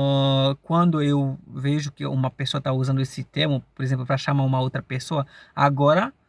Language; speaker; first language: Portuguese; non-native, fluent; Haitian Creole